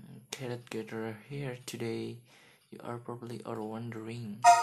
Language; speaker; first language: English; non-native, learner; Indonesian